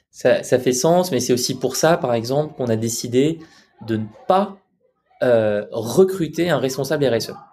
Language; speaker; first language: French; native; French